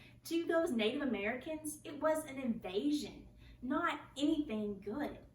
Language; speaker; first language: English; native; English